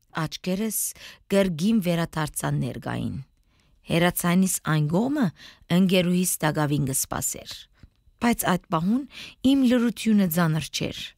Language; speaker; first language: Armenian; native; Armenian